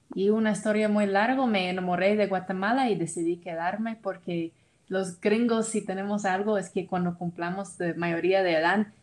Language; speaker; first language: Spanish; non-native, fluent; English